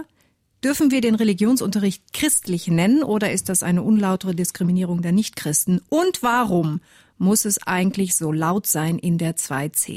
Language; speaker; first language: German; native; German